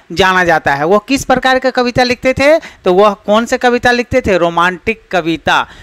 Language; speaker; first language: Hindi; native; Hindi